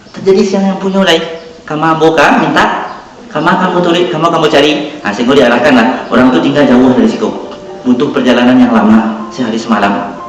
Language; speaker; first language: Malay; non-native, local second language; Minangkabau